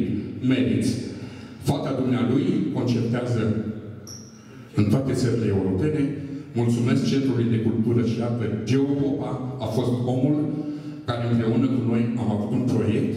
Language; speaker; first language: Romanian; native; Romanian